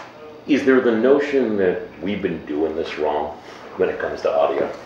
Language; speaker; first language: English; native; English